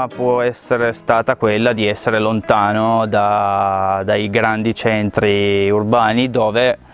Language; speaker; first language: Italian; native; Italian